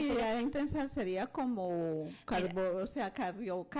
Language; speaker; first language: Spanish; native; Spanish